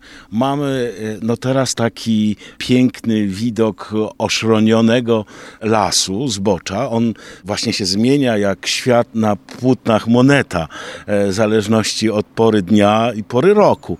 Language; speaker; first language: Polish; native; Polish